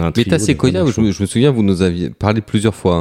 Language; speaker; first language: French; native; French